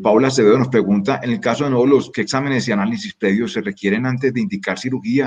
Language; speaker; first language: Spanish; native; Spanish